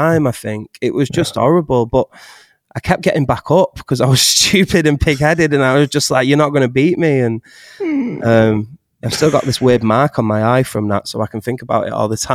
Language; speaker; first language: English; native; English